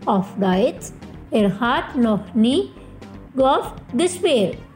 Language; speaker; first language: German; non-native, fluent; Indonesian